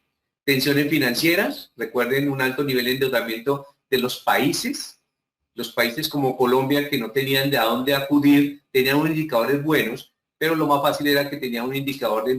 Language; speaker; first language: Spanish; native; Spanish